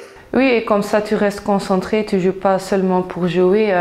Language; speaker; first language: French; non-native, local second language; Dutch